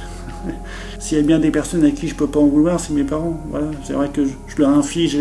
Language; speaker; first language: French; native; French